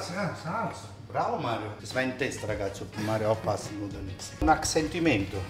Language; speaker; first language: German; non-native, fluent; Italian